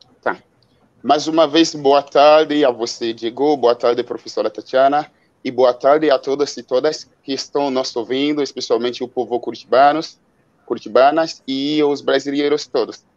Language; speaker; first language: Portuguese; non-native, fluent; Haitian Creole